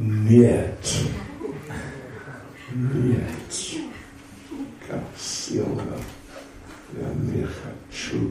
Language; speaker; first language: Russian; non-native, learner; English